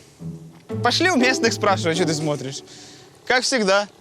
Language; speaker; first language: Russian; native; Russian